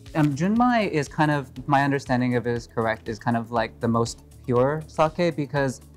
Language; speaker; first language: English; native; English